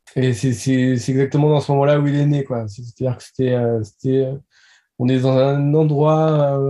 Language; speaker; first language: French; native; French